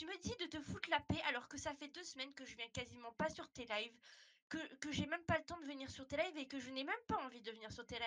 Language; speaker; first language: French; native; French